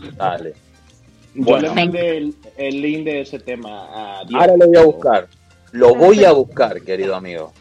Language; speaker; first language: Spanish; native; Spanish